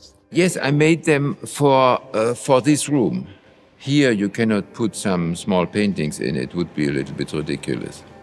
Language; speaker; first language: English; non-native, fluent; German